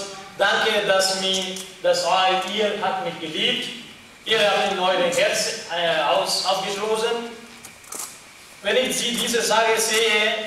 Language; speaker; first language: German; non-native, learner; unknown